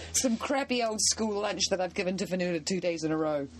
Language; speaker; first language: English; native; English